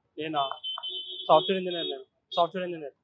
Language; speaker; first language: Telugu; native; Telugu